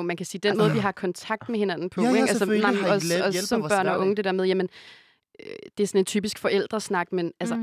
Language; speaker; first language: Danish; native; Danish